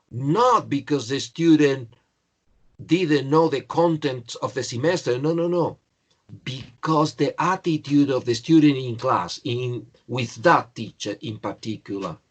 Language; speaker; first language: English; non-native, fluent; Spanish